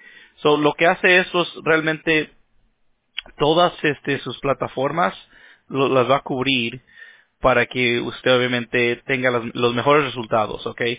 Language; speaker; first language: Spanish; early bilingual, heritage; Spanish